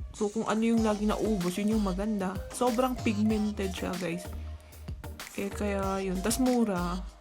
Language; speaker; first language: Filipino; non-native, local second language; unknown